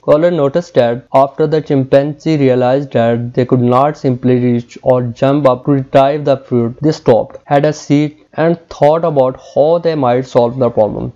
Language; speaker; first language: English; non-native, local second language; Urdu